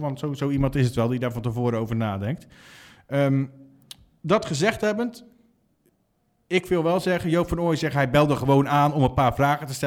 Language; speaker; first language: Dutch; native; Dutch